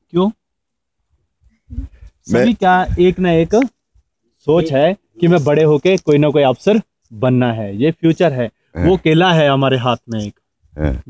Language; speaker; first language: Hindi; native; Hindi